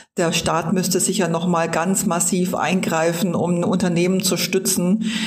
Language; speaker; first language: German; native; German